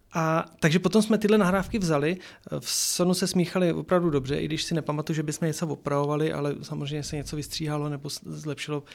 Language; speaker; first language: Czech; native; Czech